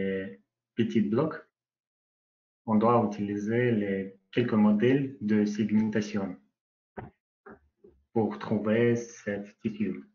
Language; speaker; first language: French; non-native, learner; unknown